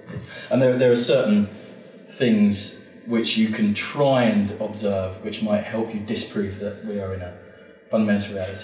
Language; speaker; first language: English; native; English